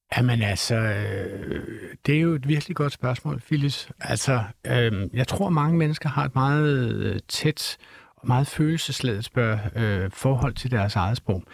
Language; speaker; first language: Danish; native; Danish